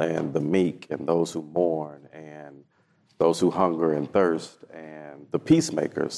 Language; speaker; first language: English; native; English